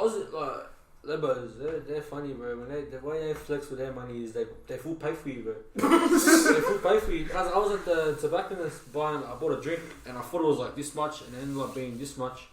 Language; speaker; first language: English; native; English